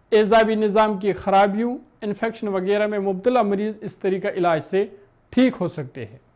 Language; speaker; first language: Urdu; non-native, local second language; Kashmiri